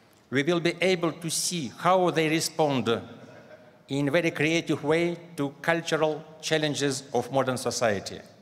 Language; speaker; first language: English; non-native, fluent; Russian